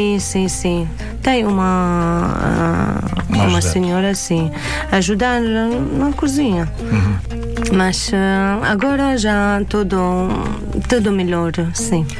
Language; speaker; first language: Portuguese; non-native, learner; Arabic